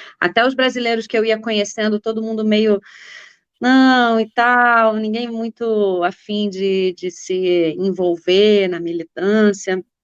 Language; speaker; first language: Portuguese; native; Portuguese